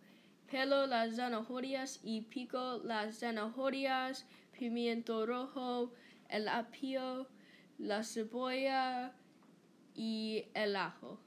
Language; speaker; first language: Spanish; non-native, learner; English